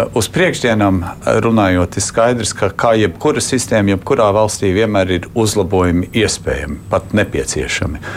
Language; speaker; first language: Latvian; early bilingual, heritage; Latvian